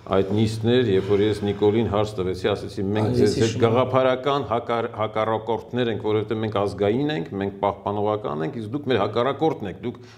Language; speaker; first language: Armenian; native; Armenian